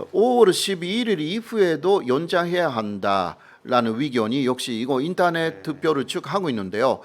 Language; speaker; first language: Korean; non-native, fluent; Japanese